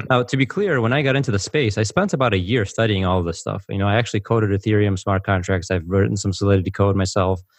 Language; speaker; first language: English; native; English